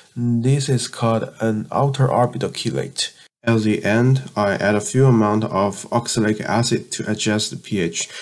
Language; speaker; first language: English; non-native, learner; Chinese